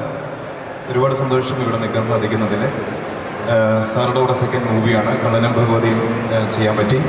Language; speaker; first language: Malayalam; native; Malayalam